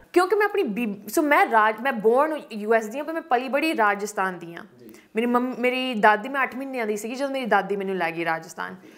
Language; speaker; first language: Punjabi; early bilingual, heritage; Punjabi